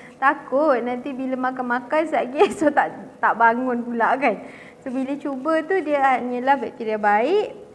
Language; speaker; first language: Malay; native; Malay